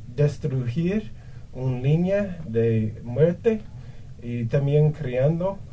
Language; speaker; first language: Spanish; non-native, learner; English